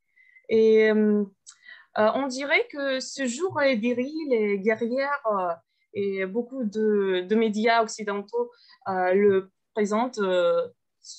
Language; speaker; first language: French; non-native, fluent; Russian